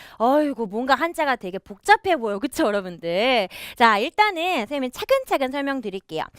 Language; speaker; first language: Korean; native; Korean